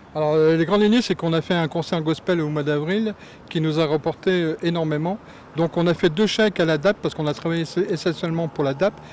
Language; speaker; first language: French; native; French